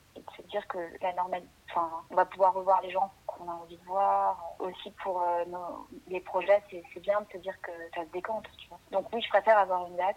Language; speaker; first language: French; native; French